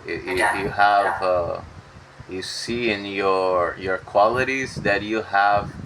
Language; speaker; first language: English; non-native, fluent; Portuguese